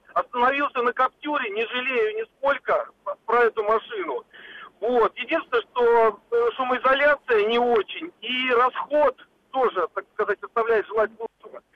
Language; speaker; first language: Russian; native; Russian